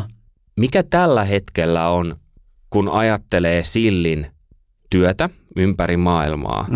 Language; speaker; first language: Finnish; native; Finnish